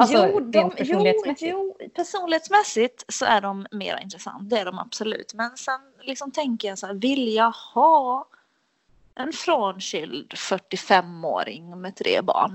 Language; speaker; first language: Swedish; native; Swedish